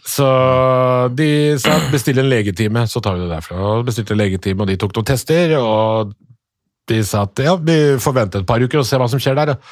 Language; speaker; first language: Norwegian; early bilingual, other home language; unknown